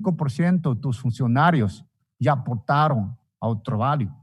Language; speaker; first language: Portuguese; non-native, fluent; Chinese